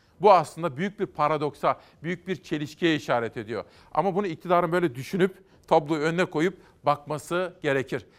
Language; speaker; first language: Turkish; native; Turkish